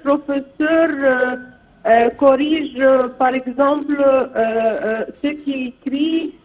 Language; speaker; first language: French; non-native, fluent; Arabic